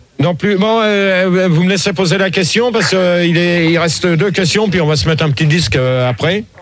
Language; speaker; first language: French; native; French